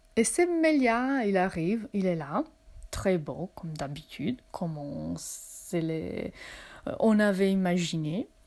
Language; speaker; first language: French; non-native, fluent; Italian